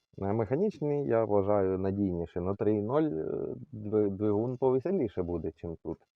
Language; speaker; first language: Ukrainian; non-native, local second language; Russian